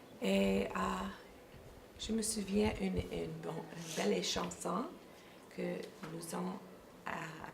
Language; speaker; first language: French; non-native, local second language; English